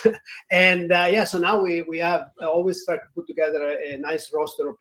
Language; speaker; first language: English; non-native, fluent; Italian